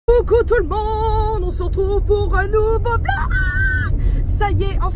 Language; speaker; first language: French; native; French